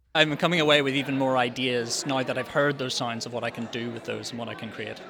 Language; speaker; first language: English; native; English